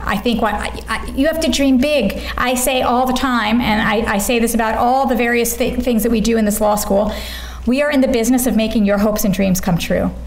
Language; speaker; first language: English; native; English